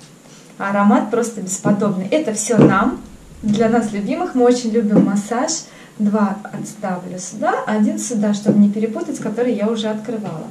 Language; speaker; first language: Russian; native; Russian